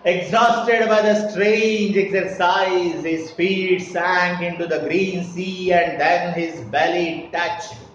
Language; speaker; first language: English; non-native, local second language; Marathi